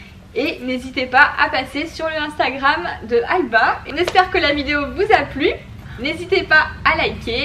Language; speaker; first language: French; native; French